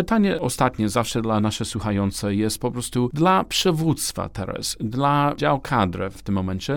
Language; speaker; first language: Polish; non-native, learner; English